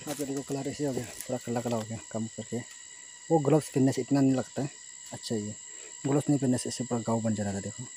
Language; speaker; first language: Hindi; non-native, local second language; Nepali